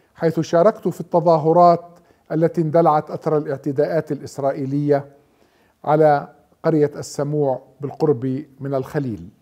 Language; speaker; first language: Arabic; native; Arabic